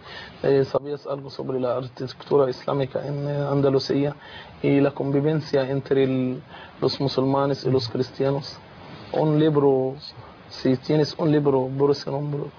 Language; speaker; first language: Spanish; non-native, fluent; Arabic